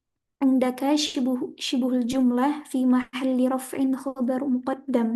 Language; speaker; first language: Arabic; non-native, learner; Indonesian